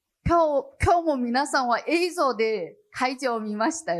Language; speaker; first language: Japanese; non-native, learner; Chinese